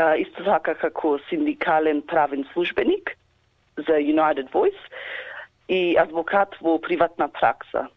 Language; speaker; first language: Macedonian; early bilingual, heritage; Macedonian